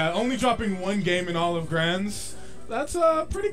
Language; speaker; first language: English; native; English